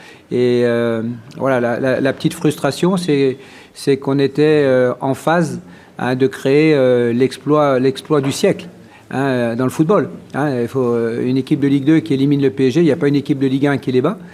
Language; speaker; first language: French; native; French